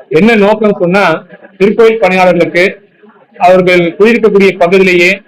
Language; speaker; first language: Tamil; native; Tamil